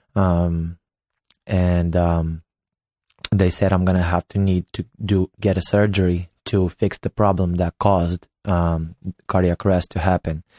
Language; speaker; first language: English; non-native, fluent; Ukrainian